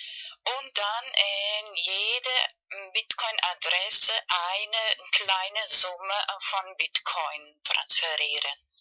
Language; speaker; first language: German; non-native, learner; Spanish